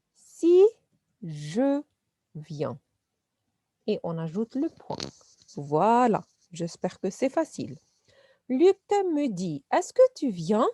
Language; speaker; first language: French; non-native, fluent; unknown